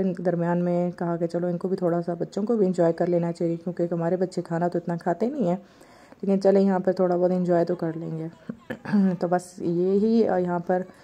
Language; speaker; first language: Urdu; native; Urdu